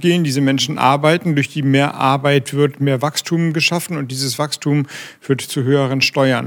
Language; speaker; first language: German; native; German